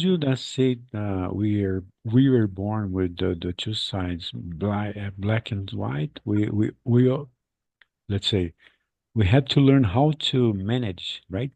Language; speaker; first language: English; non-native, fluent; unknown